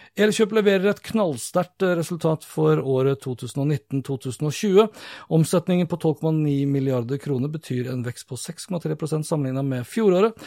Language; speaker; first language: Norwegian; native; Norwegian